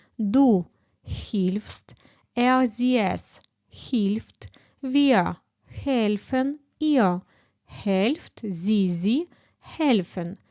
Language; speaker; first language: German; non-native, fluent; Ukrainian